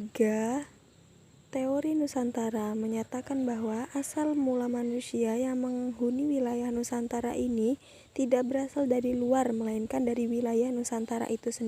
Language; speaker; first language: Indonesian; native; Indonesian